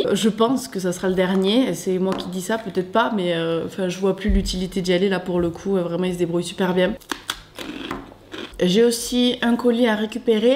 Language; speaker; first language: French; native; French